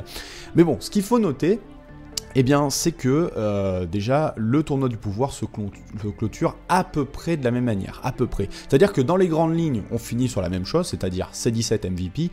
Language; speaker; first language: French; native; French